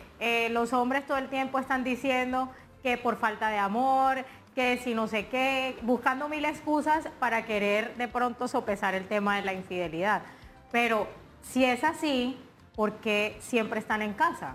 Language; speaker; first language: Spanish; native; Spanish